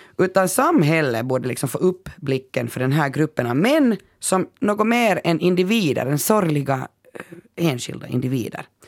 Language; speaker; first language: Swedish; native; Swedish